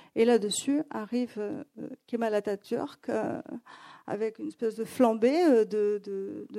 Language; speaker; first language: French; non-native, fluent; Greek